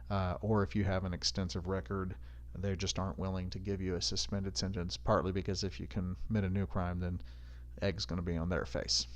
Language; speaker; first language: English; native; English